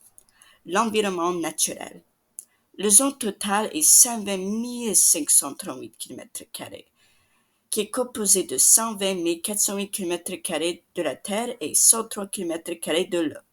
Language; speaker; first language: French; non-native, learner; English